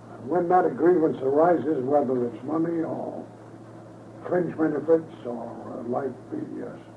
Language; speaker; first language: English; native; English